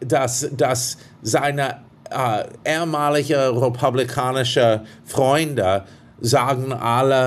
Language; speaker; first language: German; non-native, fluent; English